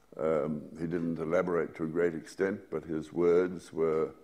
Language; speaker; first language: English; native; English